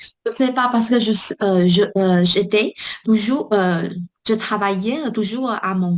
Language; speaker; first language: French; non-native, learner; Chinese